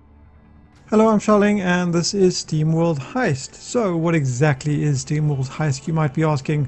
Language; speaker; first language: English; native; English